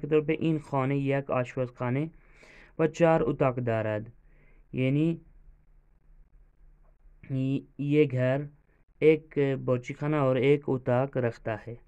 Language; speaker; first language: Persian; non-native, fluent; Urdu